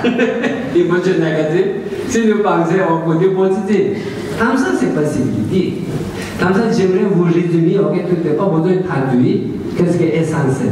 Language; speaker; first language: French; non-native, learner; Tibetan